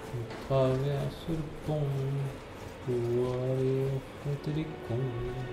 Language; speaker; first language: French; native; French